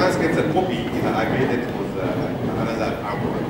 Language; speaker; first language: English; non-native, learner; Japanese